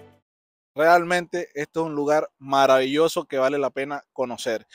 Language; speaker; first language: Spanish; native; Spanish